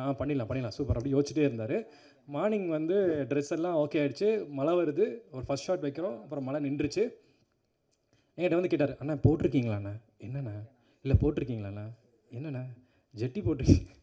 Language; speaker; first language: Tamil; native; Tamil